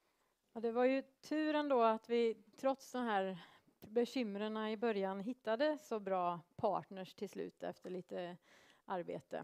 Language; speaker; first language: Swedish; native; Swedish